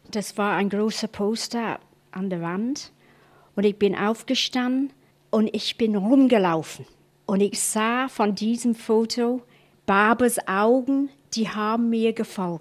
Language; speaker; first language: German; non-native, fluent; English